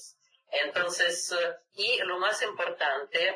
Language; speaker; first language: Spanish; non-native, fluent; Russian